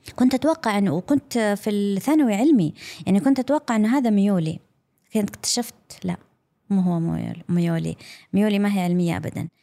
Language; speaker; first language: Arabic; non-native, local second language; English